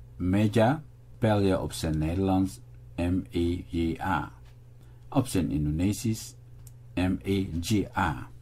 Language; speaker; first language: Dutch; non-native, fluent; Indonesian